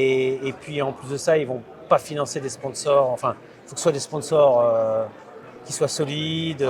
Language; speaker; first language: French; native; French